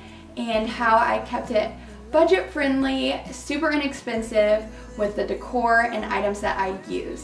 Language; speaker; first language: English; native; English